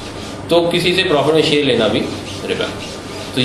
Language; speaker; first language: Urdu; native; Urdu